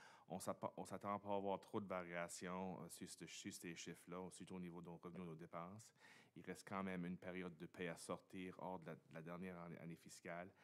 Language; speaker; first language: French; native; French